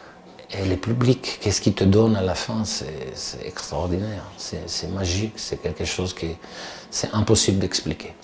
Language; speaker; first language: French; non-native, fluent; Italian